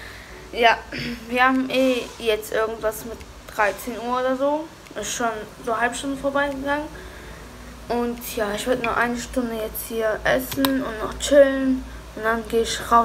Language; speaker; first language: German; early bilingual, other home language; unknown